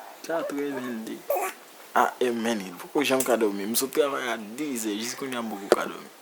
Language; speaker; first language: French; non-native, learner; Haitian Creole